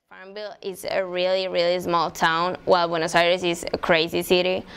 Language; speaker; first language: English; non-native, fluent; Spanish